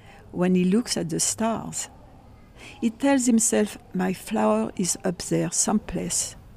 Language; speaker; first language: English; non-native, fluent; French